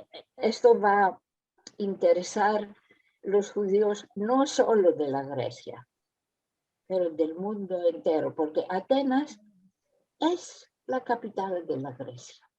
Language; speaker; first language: Spanish; early bilingual, heritage; Spanish